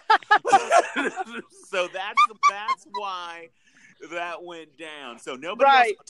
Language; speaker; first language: English; native; English